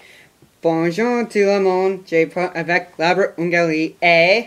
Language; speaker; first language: French; non-native, learner; English